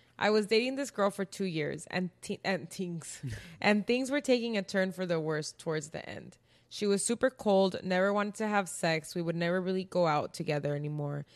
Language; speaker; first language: English; early bilingual, other home language; Spanish